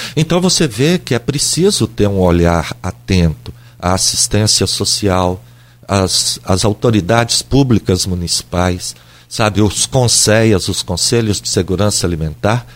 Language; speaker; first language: Portuguese; native; Portuguese